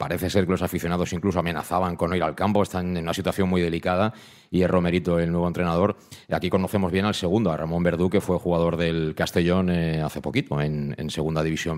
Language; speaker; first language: Spanish; native; Spanish